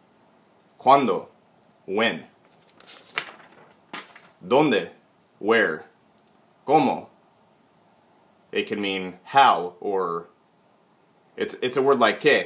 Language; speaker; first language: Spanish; non-native, learner; English